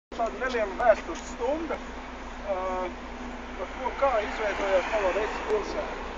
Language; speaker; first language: Latvian; early bilingual, heritage; Latvian